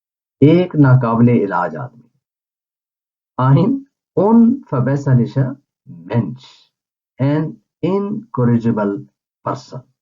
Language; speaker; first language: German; non-native, fluent; Urdu